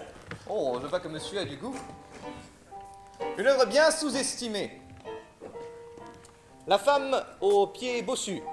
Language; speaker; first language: French; native; French